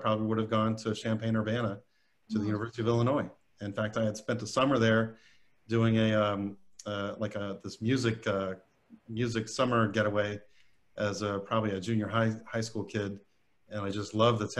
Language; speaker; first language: English; native; English